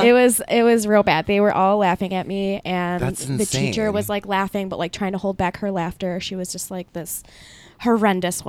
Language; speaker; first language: English; early bilingual, other home language; Spanish